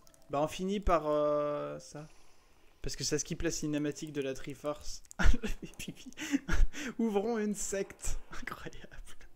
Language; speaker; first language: French; native; French